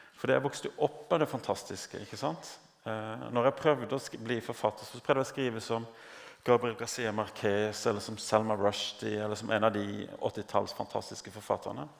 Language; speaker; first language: Norwegian; native; Norwegian